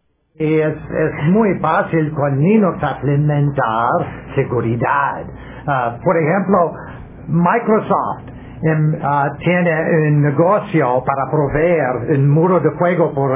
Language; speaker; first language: Spanish; non-native, learner; English